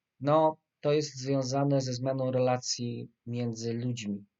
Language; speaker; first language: Polish; native; Polish